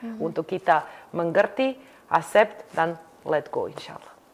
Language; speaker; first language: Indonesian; non-native, learner; Serbian